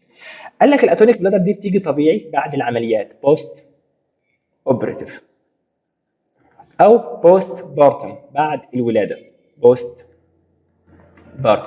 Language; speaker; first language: Arabic; native; Arabic